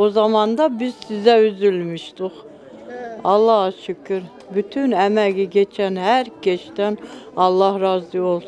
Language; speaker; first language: Turkish; early bilingual, heritage; Turkish